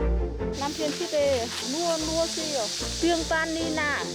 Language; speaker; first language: Korean; non-native, learner; Vietnamese